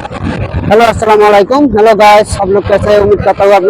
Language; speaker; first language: Hindi; non-native, learner; Bangla